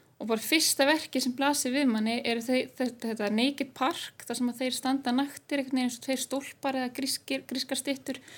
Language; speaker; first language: Icelandic; native; Icelandic